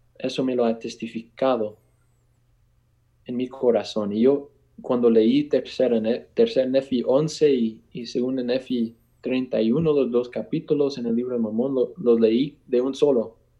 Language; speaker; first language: Spanish; non-native, fluent; English